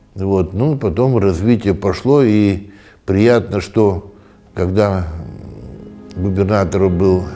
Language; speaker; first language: Russian; native; Russian